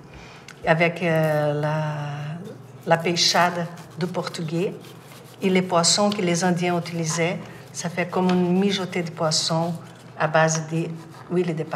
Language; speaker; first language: French; non-native, fluent; Portuguese